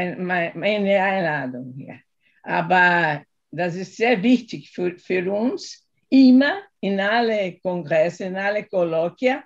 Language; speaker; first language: German; non-native, learner; Portuguese